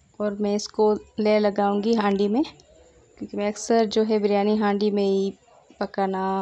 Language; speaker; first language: Urdu; non-native, local second language; Sindhi